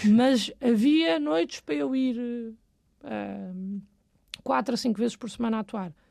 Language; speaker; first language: Portuguese; native; Portuguese